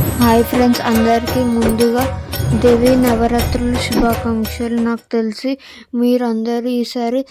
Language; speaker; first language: Telugu; native; Telugu